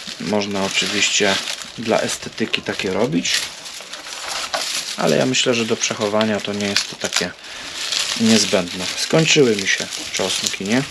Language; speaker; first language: Polish; native; Polish